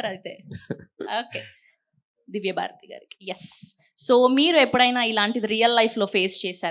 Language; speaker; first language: Telugu; native; Telugu